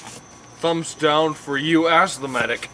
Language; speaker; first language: English; native; English